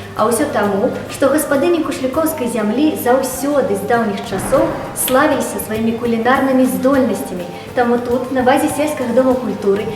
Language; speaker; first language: Belarusian; native; Belarusian